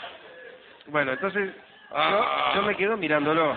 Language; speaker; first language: Spanish; native; Spanish